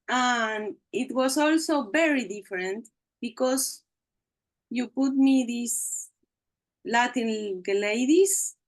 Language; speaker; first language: English; non-native, learner; Spanish